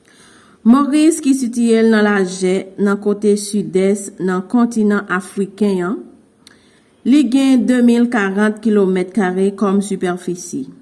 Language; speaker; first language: French; non-native, learner; Haitian Creole